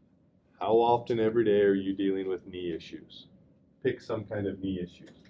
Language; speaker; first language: English; native; English